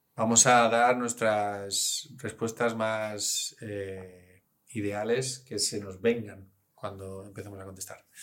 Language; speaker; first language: Spanish; early bilingual, other home language; English